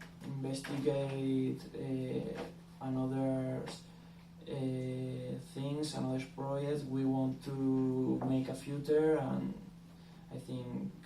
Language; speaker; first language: English; non-native, learner; Spanish